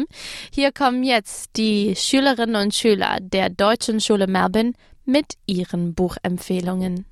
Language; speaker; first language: German; native; German